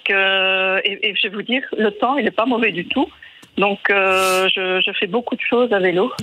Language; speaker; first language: French; native; French